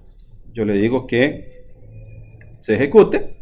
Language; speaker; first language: Spanish; native; Spanish